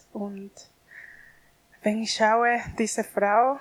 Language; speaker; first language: German; non-native, learner; Spanish